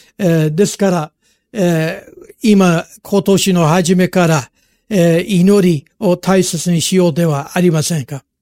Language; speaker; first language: Japanese; non-native, fluent; English